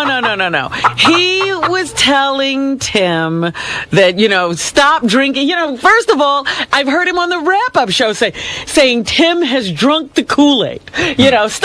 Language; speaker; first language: English; native; English